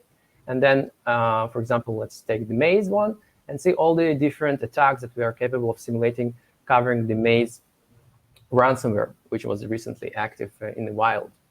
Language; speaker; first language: English; non-native, fluent; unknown